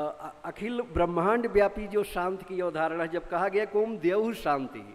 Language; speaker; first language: Hindi; native; Hindi